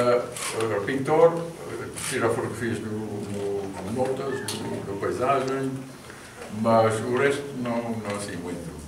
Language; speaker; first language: Portuguese; non-native, learner; English